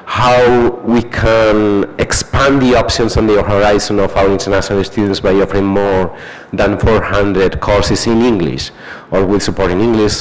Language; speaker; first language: English; non-native, fluent; Spanish